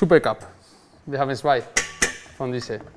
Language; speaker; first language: German; non-native, learner; Spanish